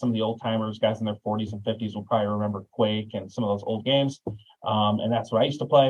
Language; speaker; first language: English; native; English